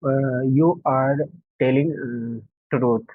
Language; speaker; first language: English; non-native, learner; Hindi